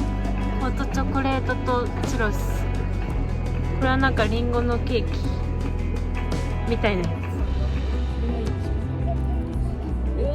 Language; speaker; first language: Japanese; native; Japanese